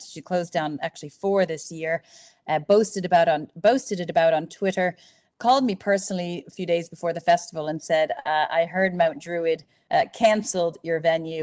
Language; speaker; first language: English; native; English